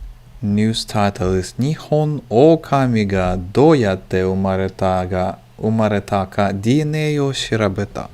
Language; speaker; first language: Japanese; non-native, learner; English